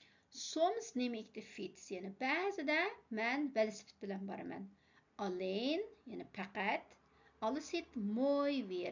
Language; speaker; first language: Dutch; non-native, fluent; Uyghur